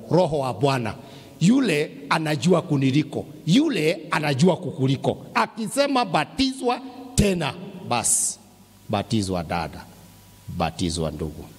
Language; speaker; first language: Swahili; non-native, local second language; Kikuyu